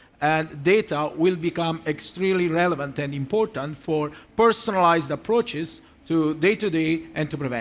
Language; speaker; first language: English; non-native, fluent; Italian